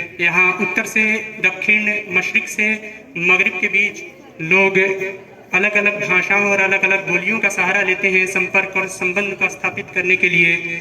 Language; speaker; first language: Hindi; native; Hindi